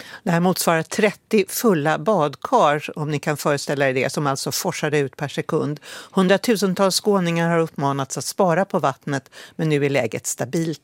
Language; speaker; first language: Swedish; native; Swedish